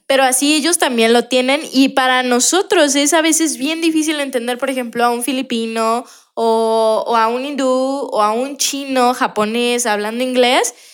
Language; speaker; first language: Spanish; native; Spanish